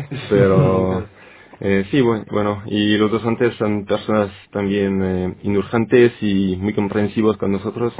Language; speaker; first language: Spanish; non-native, fluent; French